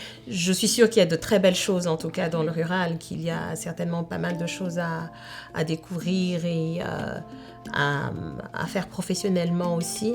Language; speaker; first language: French; native; French